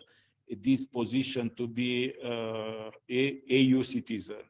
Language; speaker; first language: English; non-native, fluent; Romanian